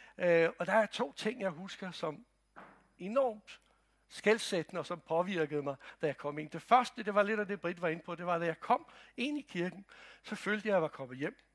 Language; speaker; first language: Danish; non-native, fluent; Croatian